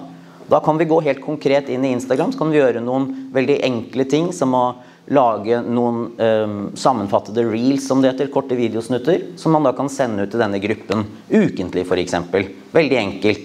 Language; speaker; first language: Norwegian; native; Norwegian